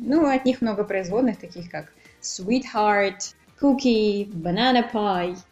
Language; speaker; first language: Russian; native; Russian